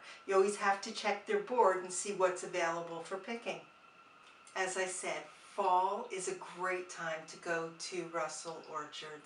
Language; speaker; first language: English; native; English